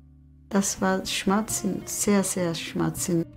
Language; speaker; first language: German; non-native, learner; Somali